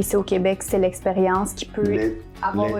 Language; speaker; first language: French; native; French